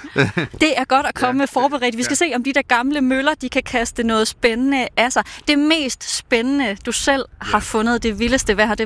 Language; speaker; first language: Danish; native; Danish